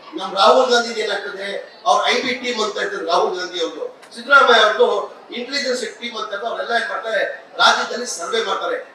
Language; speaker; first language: Kannada; non-native, local second language; Urdu